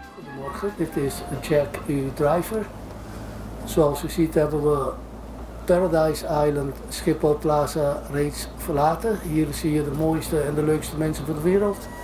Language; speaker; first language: Dutch; non-native, fluent; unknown